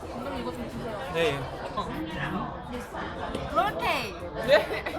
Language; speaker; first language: Korean; non-native, learner; English